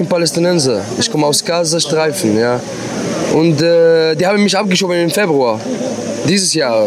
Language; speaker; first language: German; non-native, learner; Arabic